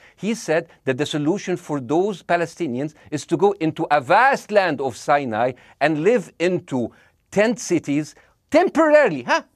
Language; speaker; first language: English; non-native, fluent; Arabic